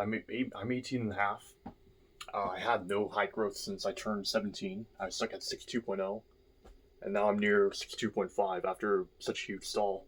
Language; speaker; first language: English; native; English